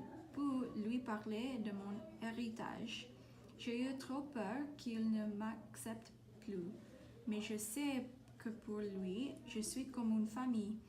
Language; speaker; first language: French; non-native, learner; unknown